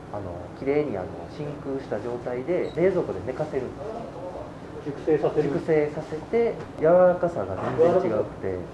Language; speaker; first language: Japanese; native; Japanese